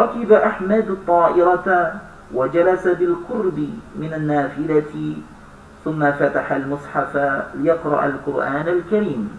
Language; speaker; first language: Arabic; non-native, fluent; Indonesian